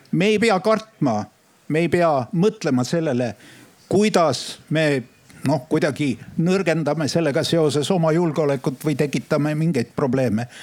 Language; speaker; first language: Estonian; native; Estonian